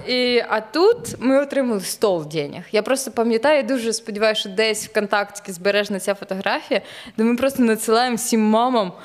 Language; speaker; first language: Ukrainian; non-native, local second language; Russian